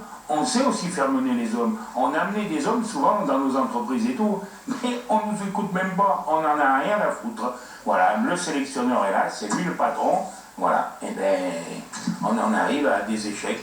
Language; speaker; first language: French; native; French